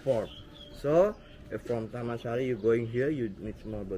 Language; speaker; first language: English; non-native, learner; Indonesian